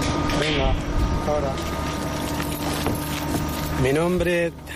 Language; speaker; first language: Spanish; non-native, local second language; Arabic